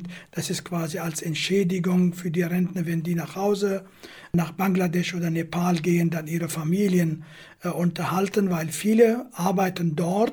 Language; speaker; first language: German; non-native, fluent; Kurdish